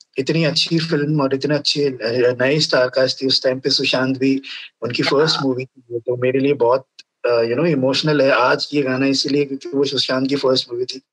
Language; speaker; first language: Hindi; native; Hindi